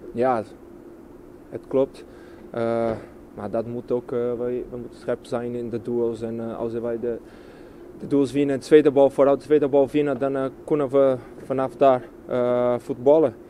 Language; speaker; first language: Dutch; non-native, fluent; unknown